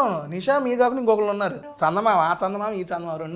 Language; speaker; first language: Telugu; native; Telugu